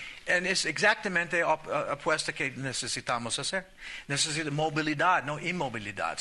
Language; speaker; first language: Spanish; non-native, learner; English